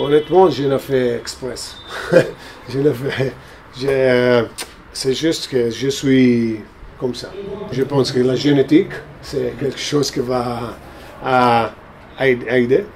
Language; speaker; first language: French; non-native, learner; Italian